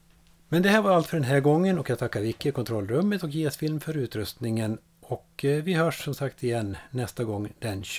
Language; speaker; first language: Swedish; native; Swedish